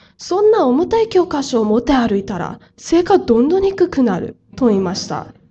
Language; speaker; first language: Japanese; non-native, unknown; Korean